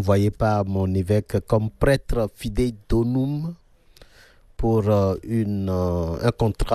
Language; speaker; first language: French; non-native, local second language; Fon